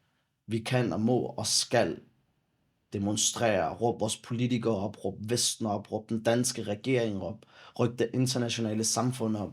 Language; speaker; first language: Danish; early bilingual, other home language; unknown